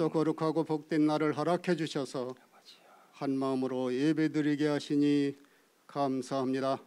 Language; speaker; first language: Korean; native; Korean